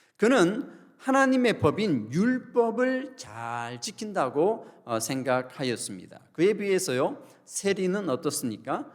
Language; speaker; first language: Korean; native; Korean